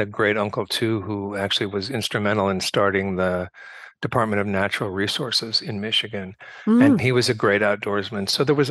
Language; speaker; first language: English; native; English